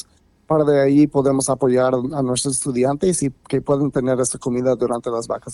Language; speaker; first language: Spanish; non-native, fluent; English